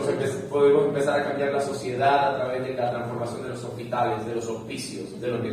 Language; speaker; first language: Spanish; native; Spanish